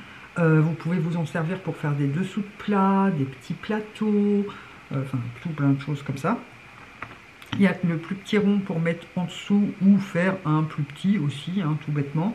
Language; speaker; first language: French; native; French